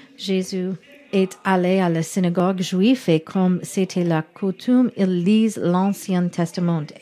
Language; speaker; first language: French; non-native, learner; English